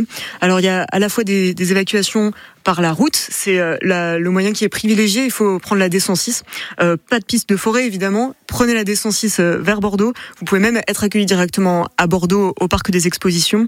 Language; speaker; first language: French; native; French